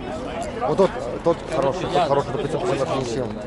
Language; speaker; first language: Russian; native; Russian